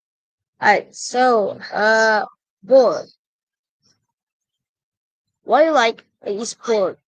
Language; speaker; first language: English; non-native, learner; Indonesian